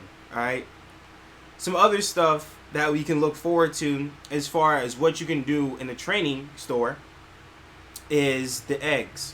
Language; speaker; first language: English; native; English